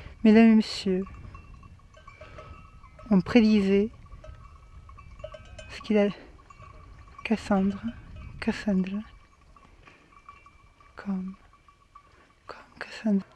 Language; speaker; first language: French; non-native, fluent; Portuguese